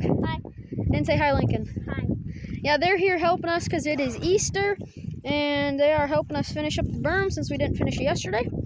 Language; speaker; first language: English; native; English